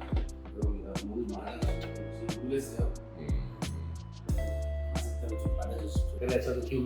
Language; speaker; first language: Korean; non-native, fluent; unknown